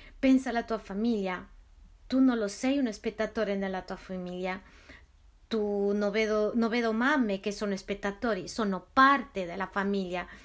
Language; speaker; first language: Italian; non-native, fluent; Spanish